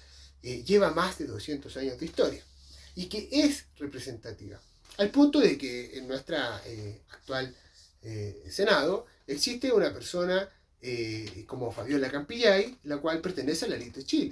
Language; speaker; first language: Spanish; native; Spanish